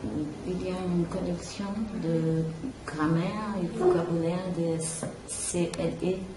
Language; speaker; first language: French; non-native, learner; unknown